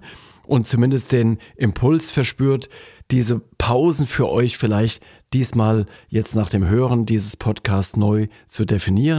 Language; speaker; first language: German; native; German